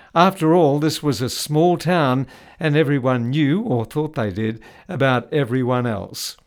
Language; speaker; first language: English; native; English